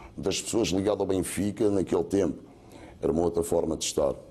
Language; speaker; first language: Portuguese; native; Portuguese